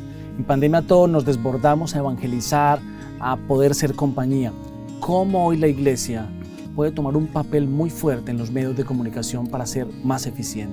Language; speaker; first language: Spanish; native; Spanish